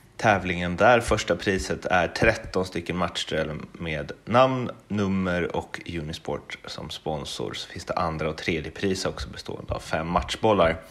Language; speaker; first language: Swedish; native; Swedish